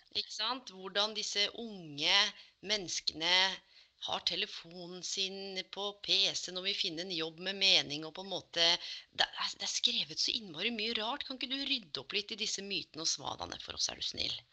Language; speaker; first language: Norwegian; native; Norwegian